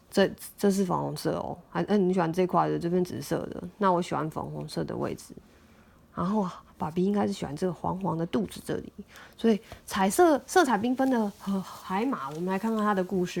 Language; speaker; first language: Chinese; native; Chinese